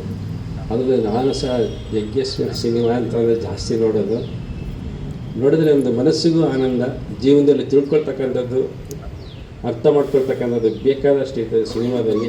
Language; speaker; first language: Kannada; native; Kannada